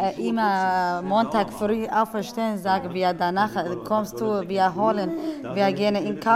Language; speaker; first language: German; non-native, learner; Arabic